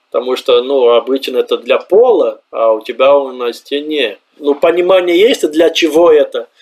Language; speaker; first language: Russian; non-native, fluent; Portuguese